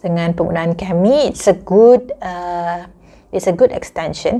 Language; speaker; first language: English; non-native, local second language; Malay